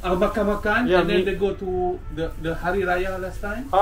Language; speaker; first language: English; non-native, local second language; Malay